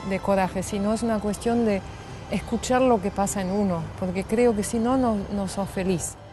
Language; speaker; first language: Spanish; non-native, fluent; German